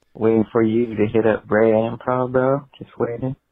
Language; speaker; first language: English; native; English